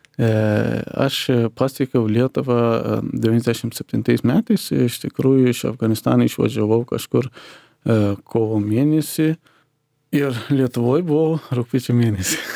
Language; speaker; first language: Lithuanian; non-native, fluent; Persian